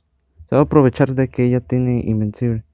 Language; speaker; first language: Spanish; native; Spanish